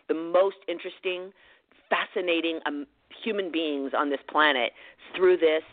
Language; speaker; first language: English; native; English